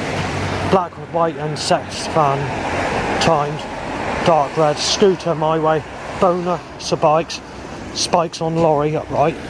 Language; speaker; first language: English; native; English